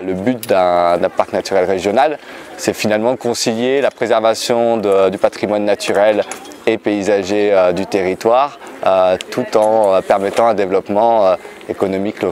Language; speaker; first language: French; native; French